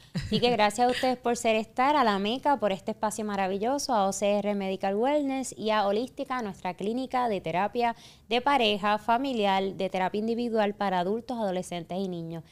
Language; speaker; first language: Spanish; native; Spanish